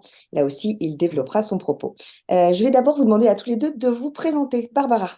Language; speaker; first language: French; native; French